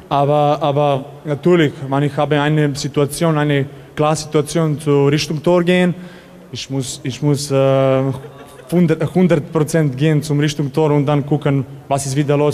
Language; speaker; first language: German; non-native, learner; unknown